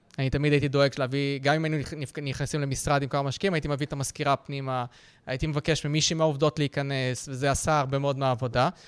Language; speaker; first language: Hebrew; early bilingual, other home language; Russian